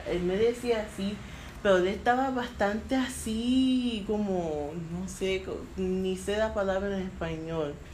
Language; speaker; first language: Spanish; early bilingual, heritage; Spanish